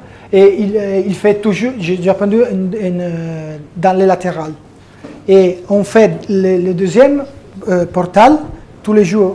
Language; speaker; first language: French; non-native, fluent; Italian